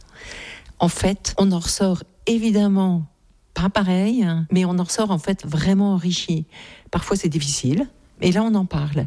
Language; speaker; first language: French; native; French